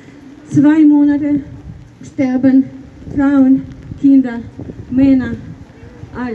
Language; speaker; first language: German; non-native, fluent; Ukrainian